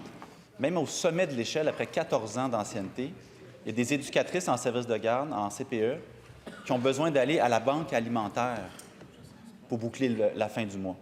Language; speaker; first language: French; native; French